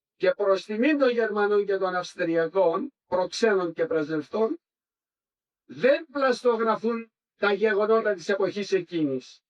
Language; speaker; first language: Greek; native; Greek